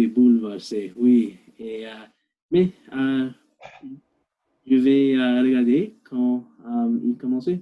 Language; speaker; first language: French; non-native, learner; English